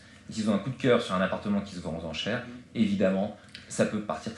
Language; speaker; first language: French; native; French